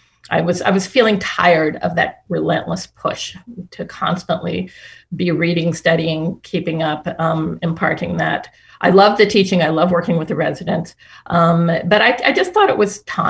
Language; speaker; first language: English; native; English